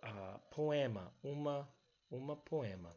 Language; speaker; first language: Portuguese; non-native, fluent; English